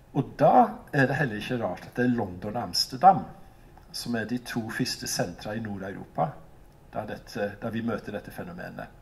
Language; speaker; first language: Norwegian; non-native, fluent; English